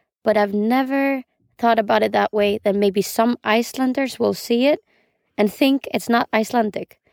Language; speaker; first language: English; non-native, fluent; Icelandic